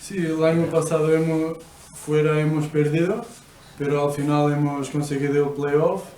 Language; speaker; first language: Spanish; non-native, fluent; Portuguese